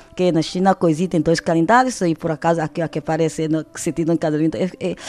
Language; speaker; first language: Portuguese; non-native, fluent; Chinese